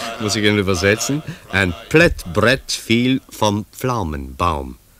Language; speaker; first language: German; native; German